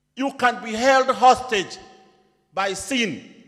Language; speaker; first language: English; non-native, local second language; Swahili